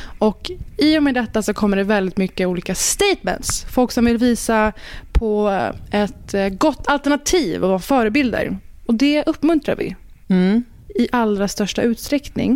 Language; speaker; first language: Swedish; early bilingual, other home language; Persian